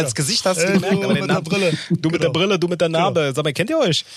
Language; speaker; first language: German; native; German